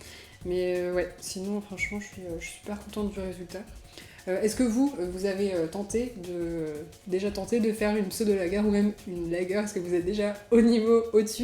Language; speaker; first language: French; native; French